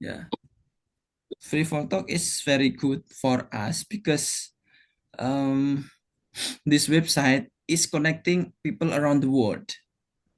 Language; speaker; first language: English; non-native, fluent; Indonesian